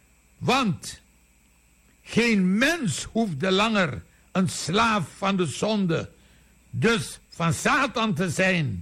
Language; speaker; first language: Dutch; native; Dutch